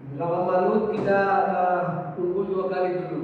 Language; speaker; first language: Indonesian; non-native, fluent; Portuguese